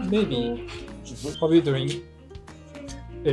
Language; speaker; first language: English; non-native, learner; Japanese